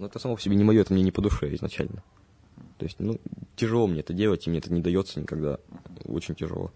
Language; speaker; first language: Russian; native; Russian